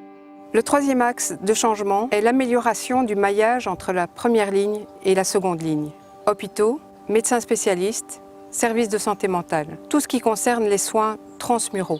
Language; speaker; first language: French; native; French